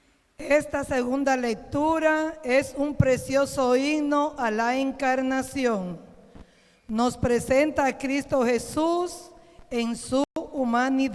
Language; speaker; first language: Spanish; native; Spanish